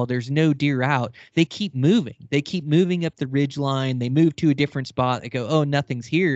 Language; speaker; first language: English; native; English